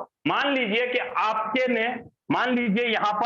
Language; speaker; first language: Hindi; native; Hindi